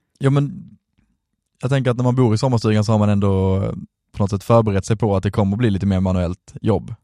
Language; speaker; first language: Swedish; native; Swedish